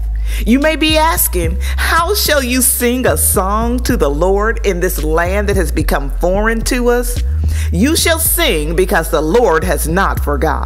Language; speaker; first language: English; native; English